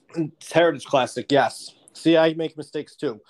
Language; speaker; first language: English; native; English